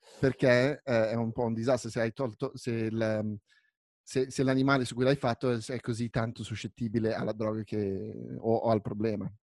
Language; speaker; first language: Italian; native; Italian